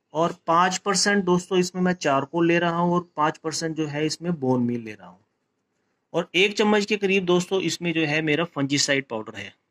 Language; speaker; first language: Hindi; native; Hindi